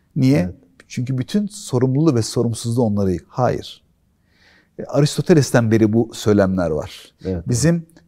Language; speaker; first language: Turkish; native; Turkish